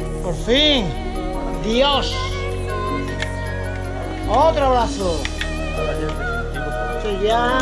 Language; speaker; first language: Spanish; native; Spanish